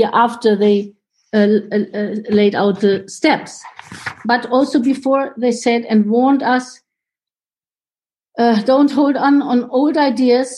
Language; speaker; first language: English; non-native, fluent; German